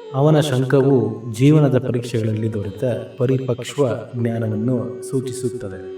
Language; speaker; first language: Kannada; native; Kannada